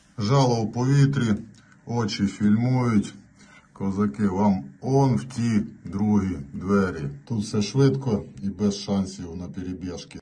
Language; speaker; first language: Ukrainian; native; Ukrainian